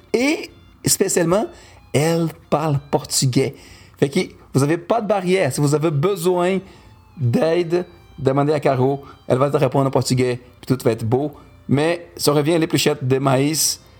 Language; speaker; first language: French; non-native, fluent; Portuguese